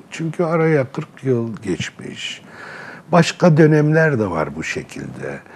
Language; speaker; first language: Turkish; non-native, local second language; Arabic